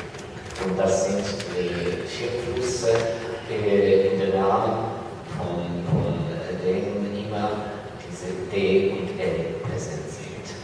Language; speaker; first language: German; non-native, fluent; Ukrainian